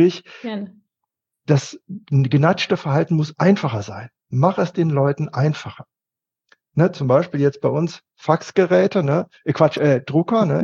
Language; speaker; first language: German; native; German